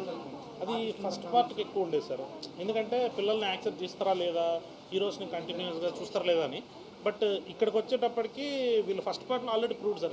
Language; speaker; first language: Telugu; native; Telugu